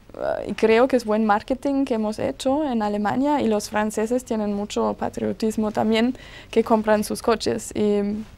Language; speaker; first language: Spanish; non-native, fluent; German